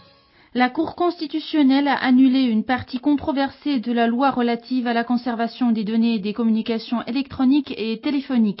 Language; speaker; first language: French; native; French